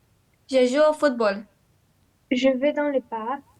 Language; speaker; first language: French; non-native, learner; Romanian